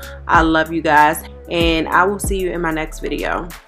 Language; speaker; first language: English; native; English